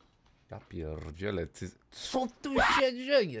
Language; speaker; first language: Polish; native; Polish